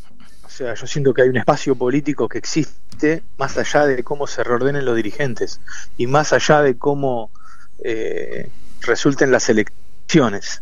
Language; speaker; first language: Spanish; native; Spanish